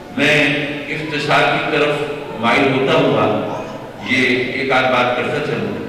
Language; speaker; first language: Urdu; native; Urdu